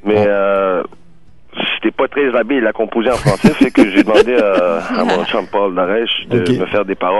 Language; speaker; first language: French; native; French